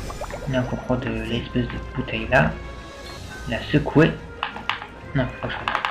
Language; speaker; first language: French; native; French